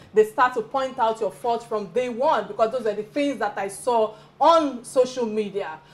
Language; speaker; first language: English; non-native, local second language; Yoruba